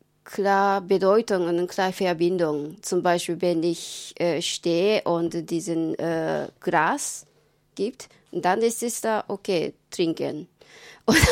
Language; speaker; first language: German; non-native, learner; Japanese